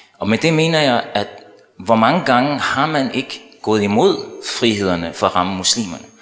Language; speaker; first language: Danish; early bilingual, other home language; Arabic